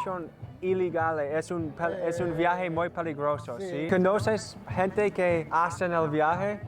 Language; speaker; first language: Spanish; non-native, learner; English